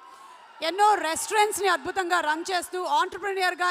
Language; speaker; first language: Telugu; native; Telugu